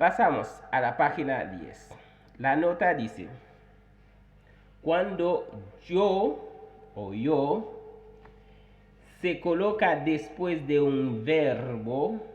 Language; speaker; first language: Spanish; non-native, fluent; Haitian Creole